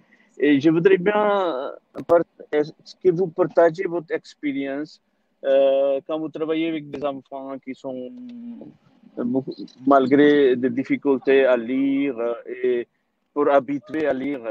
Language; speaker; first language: French; non-native, learner; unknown